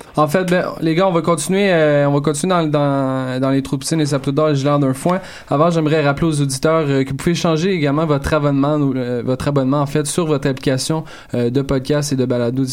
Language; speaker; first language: French; native; French